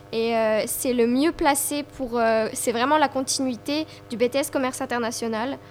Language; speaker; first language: French; native; French